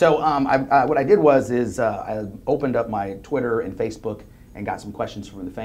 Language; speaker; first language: English; native; English